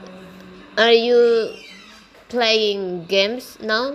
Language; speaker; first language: English; non-native, learner; Indonesian